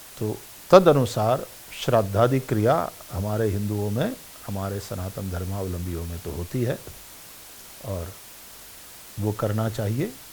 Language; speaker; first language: Hindi; non-native, local second language; Gujarati